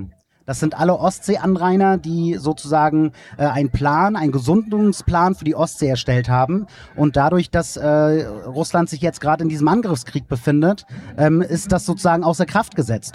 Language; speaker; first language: German; native; German